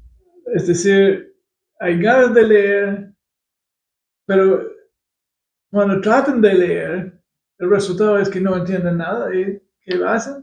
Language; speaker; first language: Spanish; non-native, fluent; English